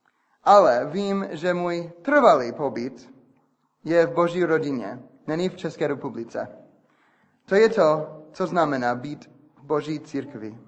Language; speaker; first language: Czech; non-native, fluent; English